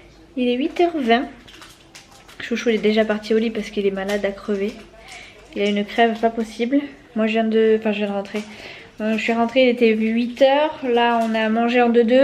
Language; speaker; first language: French; native; French